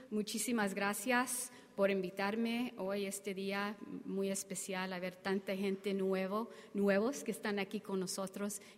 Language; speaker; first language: Spanish; early bilingual, heritage; Spanish